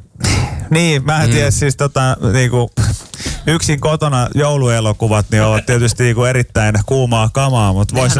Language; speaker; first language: Finnish; native; Finnish